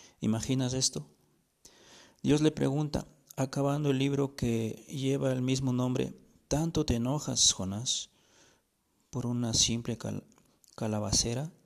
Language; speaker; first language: Spanish; native; Spanish